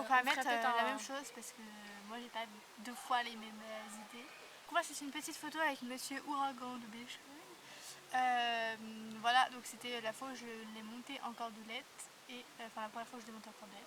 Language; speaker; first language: French; native; French